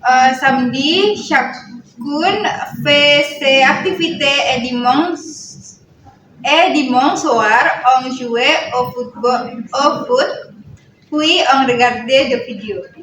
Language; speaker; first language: French; non-native, learner; Indonesian